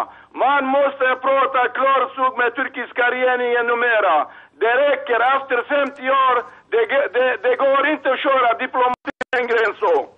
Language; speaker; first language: Swedish; non-native, fluent; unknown